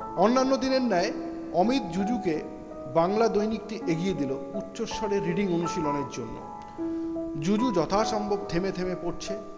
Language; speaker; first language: Bangla; native; Bangla